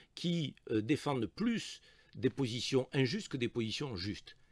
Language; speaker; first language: French; native; French